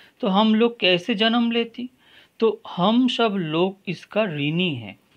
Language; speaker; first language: Hindi; non-native, local second language; Bangla